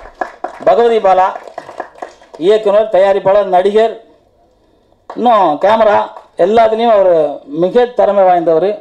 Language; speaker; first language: Tamil; native; Tamil